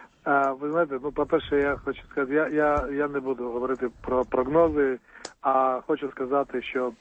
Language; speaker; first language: Ukrainian; non-native, fluent; Georgian